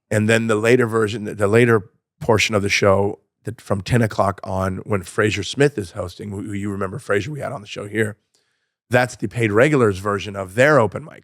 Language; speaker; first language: English; native; English